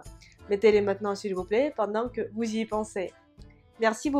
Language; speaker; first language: French; non-native, fluent; Russian